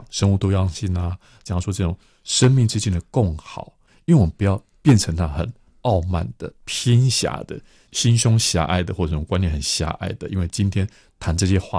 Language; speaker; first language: Chinese; native; Chinese